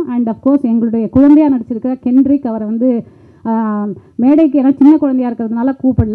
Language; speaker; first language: Tamil; native; Tamil